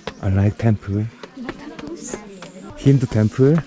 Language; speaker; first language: English; non-native, learner; Korean